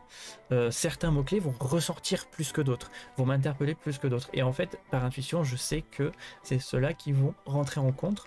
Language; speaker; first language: French; native; French